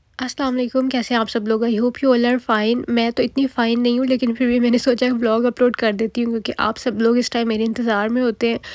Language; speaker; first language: Urdu; native; Urdu